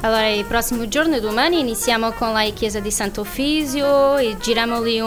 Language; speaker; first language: Italian; non-native, learner; Portuguese